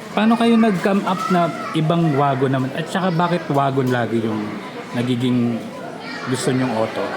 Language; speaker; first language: Filipino; native; Filipino